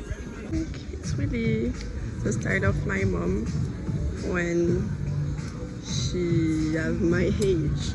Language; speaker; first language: English; non-native, learner; French